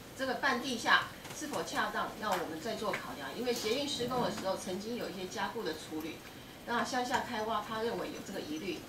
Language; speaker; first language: Chinese; native; Chinese